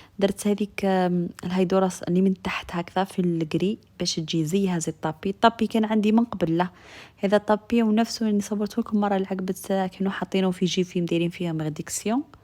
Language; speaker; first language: Arabic; native; Arabic